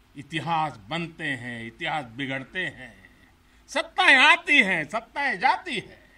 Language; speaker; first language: Hindi; non-native, local second language; Gujarati